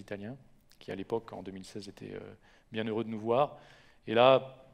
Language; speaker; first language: French; native; French